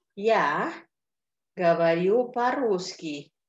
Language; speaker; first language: Russian; non-native, fluent; Indonesian